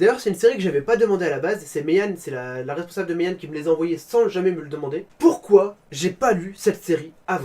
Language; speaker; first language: French; native; French